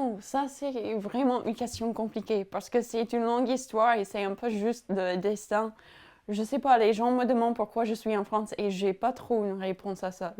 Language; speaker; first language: French; non-native, fluent; English